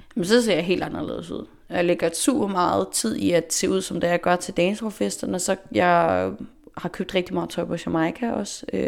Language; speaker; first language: Danish; non-native, local second language; Faroese